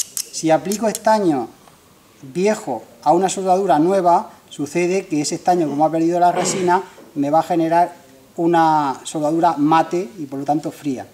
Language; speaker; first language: Spanish; native; Spanish